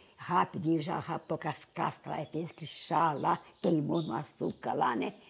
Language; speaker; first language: Portuguese; native; Portuguese